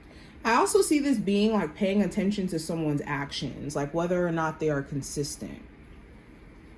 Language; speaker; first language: English; native; English